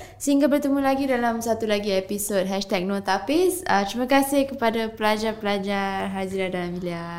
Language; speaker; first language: Malay; native; Malay